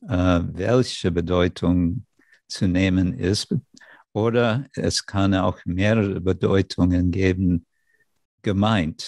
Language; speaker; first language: German; non-native, fluent; English